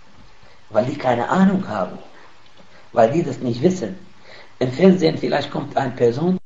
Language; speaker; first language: German; non-native, fluent; Arabic